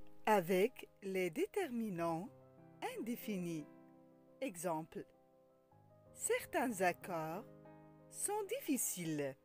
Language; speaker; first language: French; non-native, local second language; Arabic